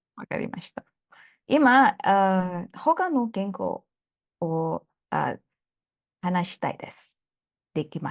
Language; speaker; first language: Japanese; non-native, learner; Thai